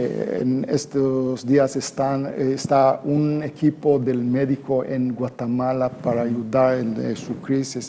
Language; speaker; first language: Spanish; non-native, fluent; Hebrew